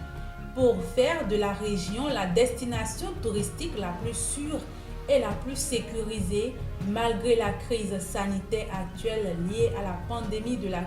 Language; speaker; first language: French; native; French